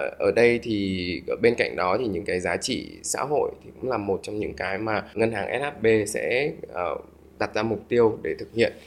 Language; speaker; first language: Vietnamese; native; Vietnamese